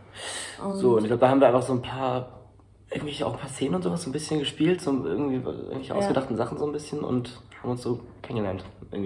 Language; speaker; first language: German; native; German